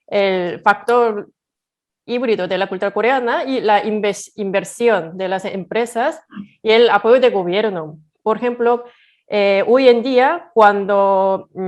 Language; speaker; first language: Spanish; non-native, fluent; Korean